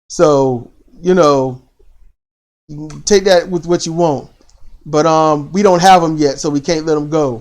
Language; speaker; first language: English; native; English